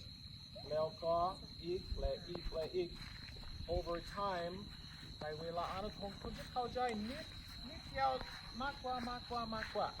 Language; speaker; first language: Thai; non-native, learner; English